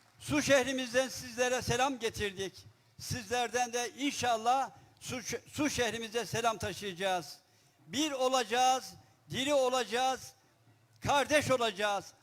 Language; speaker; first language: Turkish; native; Turkish